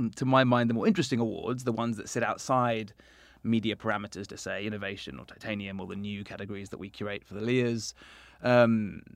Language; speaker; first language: English; native; English